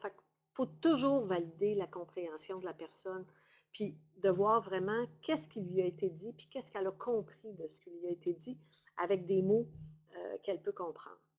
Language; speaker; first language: French; native; French